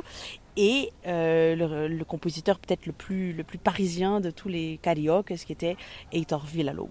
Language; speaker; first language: French; native; French